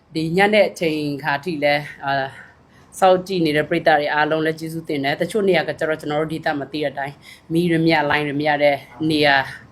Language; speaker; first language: Burmese; native; Burmese